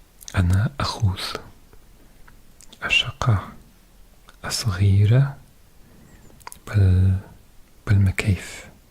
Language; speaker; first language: Arabic; non-native, learner; English